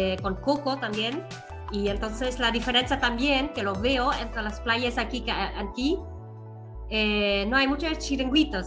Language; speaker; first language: Spanish; non-native, fluent; Vietnamese